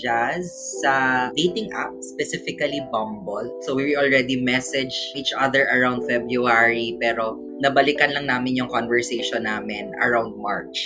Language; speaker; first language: English; non-native, local second language; Cebuano